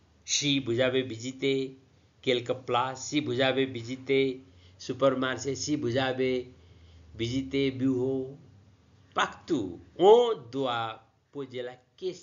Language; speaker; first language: French; non-native, learner; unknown